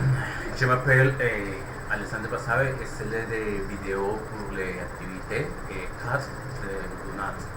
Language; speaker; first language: French; non-native, learner; Spanish